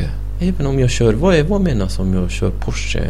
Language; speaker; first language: Swedish; non-native, fluent; Arabic